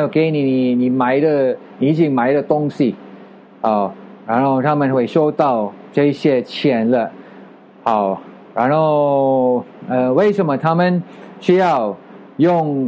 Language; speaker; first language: Chinese; non-native, fluent; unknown